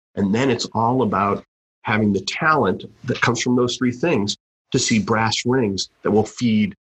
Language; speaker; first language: English; native; English